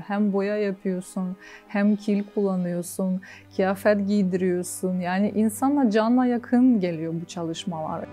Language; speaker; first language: Turkish; non-native, fluent; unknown